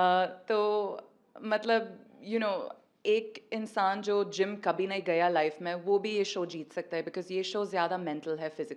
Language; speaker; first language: Hindi; non-native, learner; English